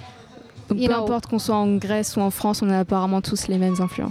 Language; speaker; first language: French; non-native, fluent; Greek